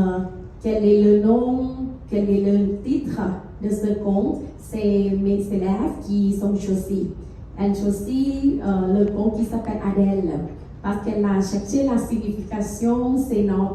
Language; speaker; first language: French; non-native, fluent; Thai